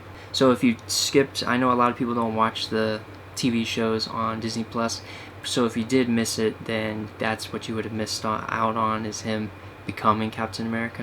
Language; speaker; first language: English; native; English